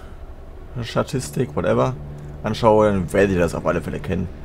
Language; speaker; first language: German; native; German